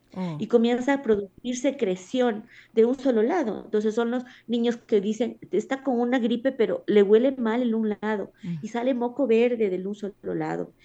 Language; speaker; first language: Spanish; native; Spanish